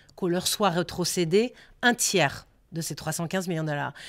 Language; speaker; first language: French; native; French